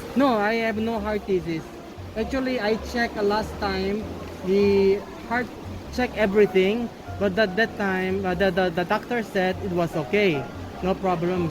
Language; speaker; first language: English; non-native, learner; Korean